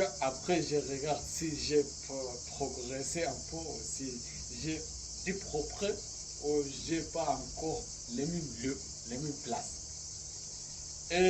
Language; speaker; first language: French; non-native, learner; Arabic